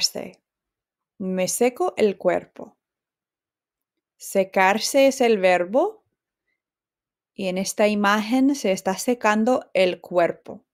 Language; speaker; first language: Spanish; non-native, fluent; English